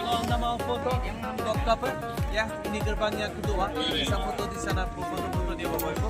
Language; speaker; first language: Indonesian; non-native, fluent; Turkish